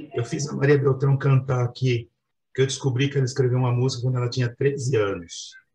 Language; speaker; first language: Portuguese; native; Portuguese